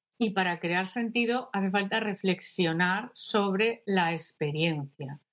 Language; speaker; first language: Spanish; native; Spanish